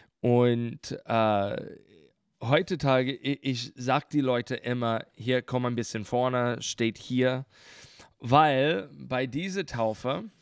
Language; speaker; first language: German; non-native, learner; English